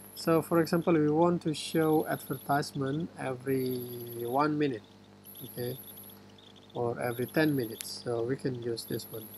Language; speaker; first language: English; non-native, fluent; Indonesian